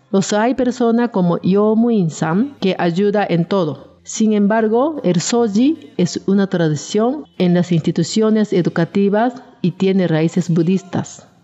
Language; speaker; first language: Spanish; non-native, fluent; Japanese